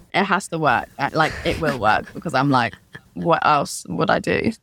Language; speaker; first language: English; native; English